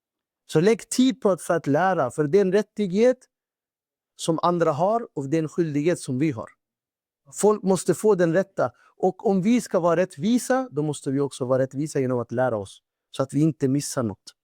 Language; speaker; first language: Swedish; non-native, fluent; Urdu